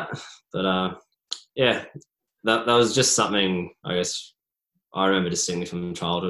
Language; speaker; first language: English; native; English